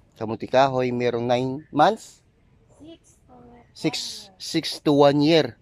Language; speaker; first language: Filipino; non-native, local second language; Hiligaynon